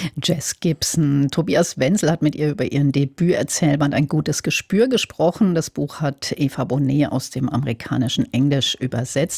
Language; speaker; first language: German; native; German